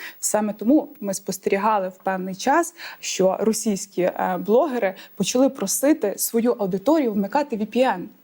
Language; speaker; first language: Ukrainian; native; Ukrainian